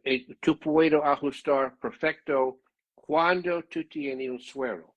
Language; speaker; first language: Spanish; non-native, learner; English